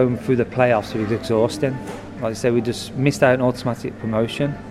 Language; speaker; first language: English; native; English